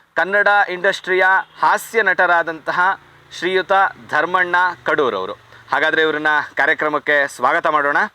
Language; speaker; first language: Kannada; native; Kannada